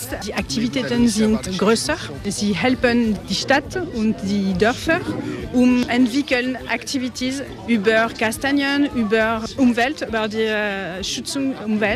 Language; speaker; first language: German; non-native, learner; French